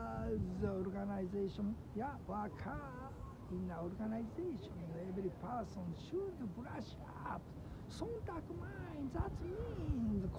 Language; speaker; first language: English; non-native, learner; Japanese